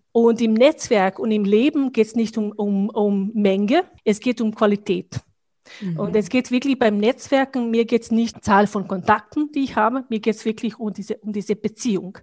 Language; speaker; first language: German; non-native, fluent; Bosnian